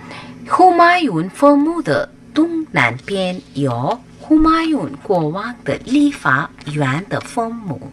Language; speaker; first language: Chinese; non-native, fluent; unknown